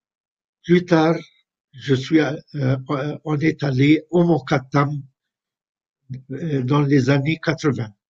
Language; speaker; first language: French; non-native, fluent; Arabic